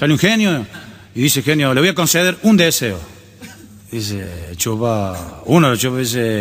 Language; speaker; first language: Spanish; native; Spanish